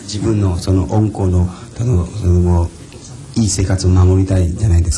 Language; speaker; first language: Japanese; non-native, fluent; Chinese